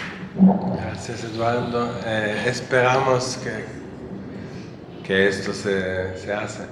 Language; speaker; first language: Spanish; non-native, fluent; Italian